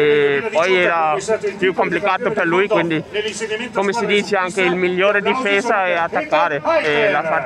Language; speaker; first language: Italian; non-native, fluent; Danish